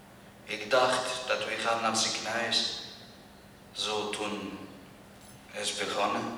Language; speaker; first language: Dutch; non-native, learner; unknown